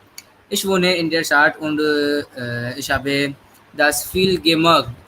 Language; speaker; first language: German; non-native, learner; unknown